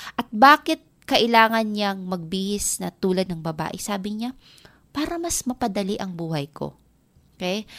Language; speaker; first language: Filipino; non-native, local second language; Waray